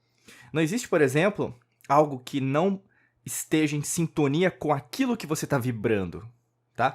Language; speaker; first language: Portuguese; native; Portuguese